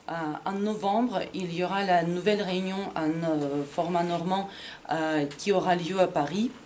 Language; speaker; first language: French; non-native, fluent; Ukrainian